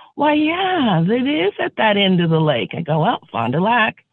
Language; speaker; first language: English; native; English